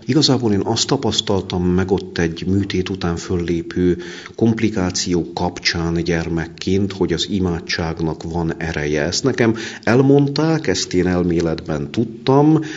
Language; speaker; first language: Hungarian; native; Hungarian